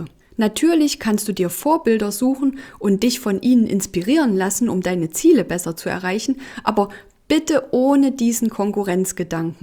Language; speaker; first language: German; native; German